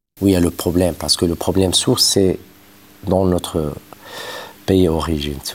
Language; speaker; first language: French; non-native, local second language; Arabic